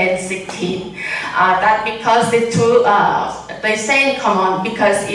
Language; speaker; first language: English; non-native, learner; Vietnamese